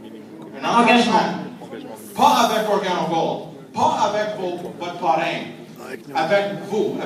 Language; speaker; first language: French; non-native, fluent; English